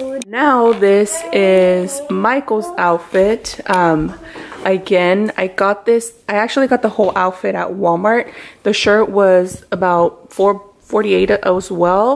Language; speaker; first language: English; early bilingual, other home language; Spanish